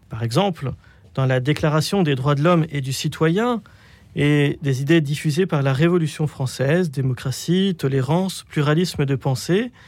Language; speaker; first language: French; native; French